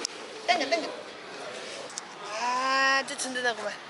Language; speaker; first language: Korean; native; Korean